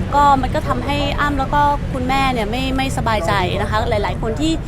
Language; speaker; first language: Thai; native; Thai